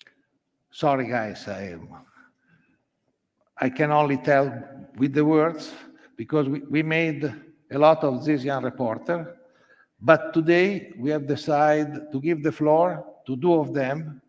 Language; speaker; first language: English; non-native, learner; Italian